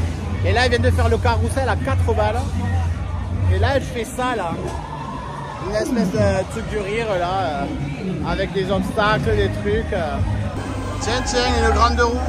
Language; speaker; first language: French; native; French